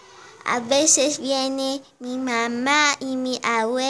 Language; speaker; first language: Spanish; non-native, learner; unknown